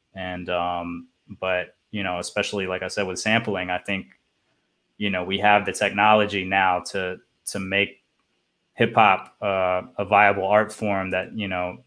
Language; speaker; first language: English; native; English